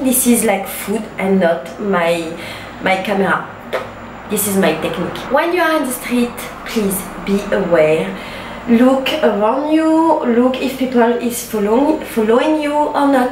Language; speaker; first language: English; non-native, learner; French